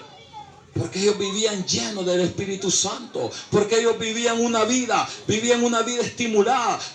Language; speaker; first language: Spanish; native; Spanish